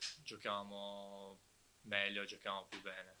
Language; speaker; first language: Italian; non-native, fluent; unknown